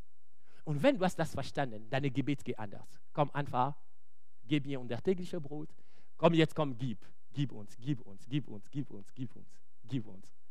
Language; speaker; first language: German; non-native, fluent; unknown